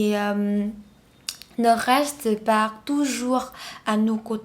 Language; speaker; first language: French; non-native, learner; Vietnamese